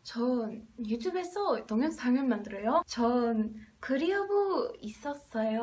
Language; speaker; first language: Korean; non-native, learner; English